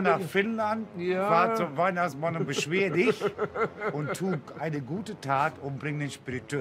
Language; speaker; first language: German; native; German